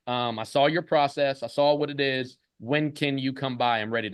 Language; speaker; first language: English; native; English